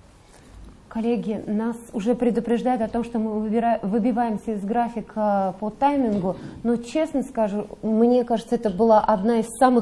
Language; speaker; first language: Russian; native; Russian